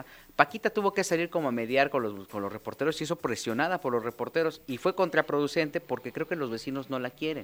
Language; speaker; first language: Spanish; native; Spanish